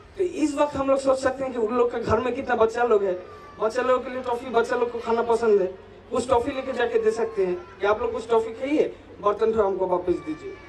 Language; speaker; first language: Hindi; non-native, local second language; Bangla